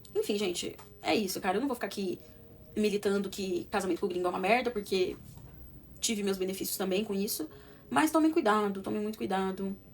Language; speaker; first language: Portuguese; native; Portuguese